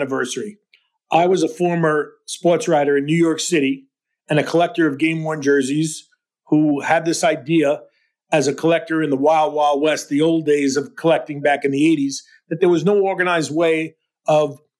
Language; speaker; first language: English; native; English